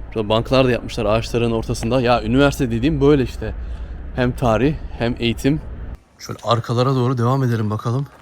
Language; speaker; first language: Turkish; native; Turkish